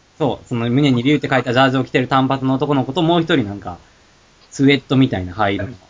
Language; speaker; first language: Japanese; native; Japanese